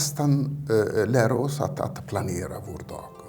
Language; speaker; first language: Swedish; non-native, fluent; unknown